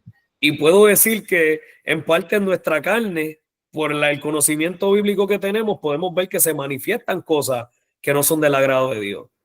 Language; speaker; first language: Spanish; native; Spanish